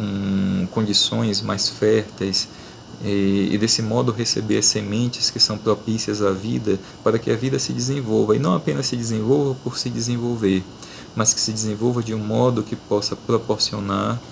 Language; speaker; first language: Portuguese; native; Portuguese